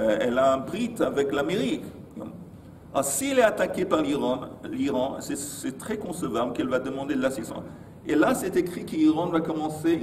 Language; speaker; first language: French; native; French